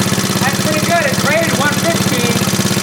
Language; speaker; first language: English; native; English